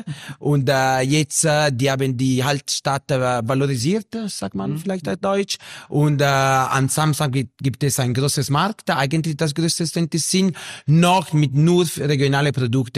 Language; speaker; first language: German; non-native, local second language; Italian